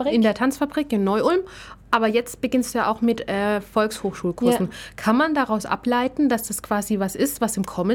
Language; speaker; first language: German; native; German